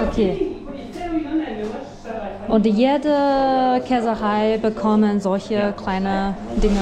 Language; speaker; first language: German; non-native, learner; Chinese